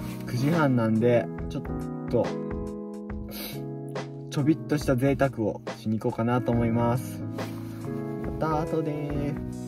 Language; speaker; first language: Japanese; native; Japanese